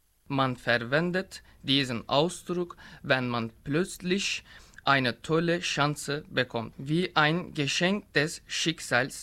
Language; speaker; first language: German; non-native, learner; Turkish